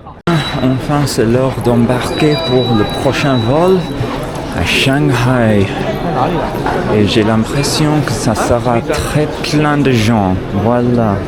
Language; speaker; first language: French; non-native, fluent; English